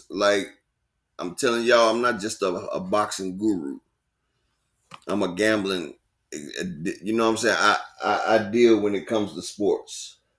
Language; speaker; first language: English; native; English